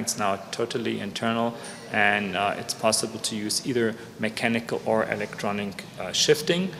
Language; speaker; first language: English; non-native, fluent; German